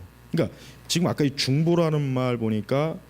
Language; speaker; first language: Korean; native; Korean